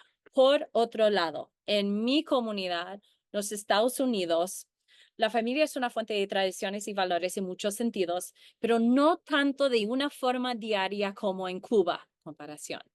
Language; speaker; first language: Spanish; early bilingual, heritage; Spanish